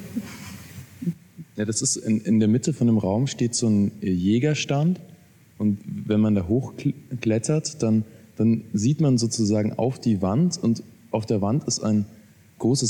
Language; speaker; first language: German; native; German